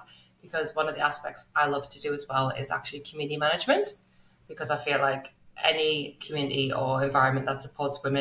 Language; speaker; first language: English; native; English